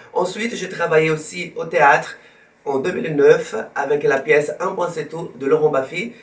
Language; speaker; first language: French; non-native, fluent; Portuguese